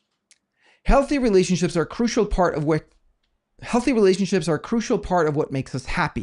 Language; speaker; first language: English; non-native, fluent; Danish